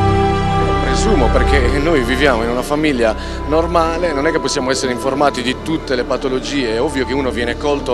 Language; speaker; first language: Italian; native; Italian